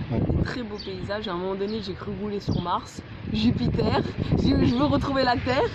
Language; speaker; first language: French; native; French